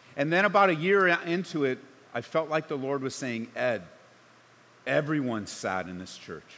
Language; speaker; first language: English; native; English